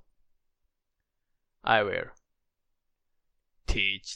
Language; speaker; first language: English; non-native, learner; Japanese